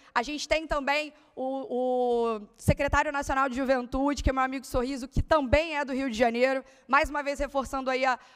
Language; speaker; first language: Portuguese; native; Portuguese